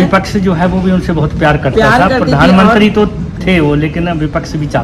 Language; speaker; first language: Hindi; native; Hindi